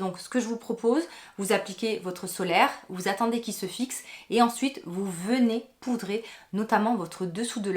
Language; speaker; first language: French; native; French